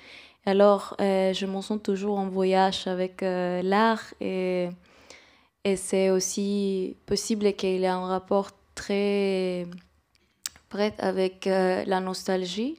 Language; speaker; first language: French; non-native, fluent; Spanish